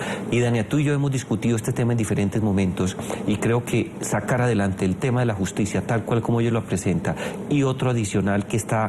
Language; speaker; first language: Spanish; native; Spanish